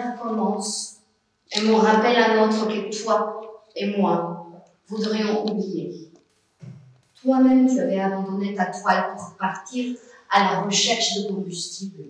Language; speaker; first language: French; non-native, fluent; Spanish